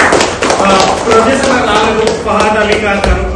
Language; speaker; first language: Telugu; native; Telugu